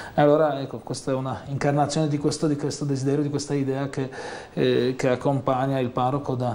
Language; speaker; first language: Italian; non-native, fluent; Polish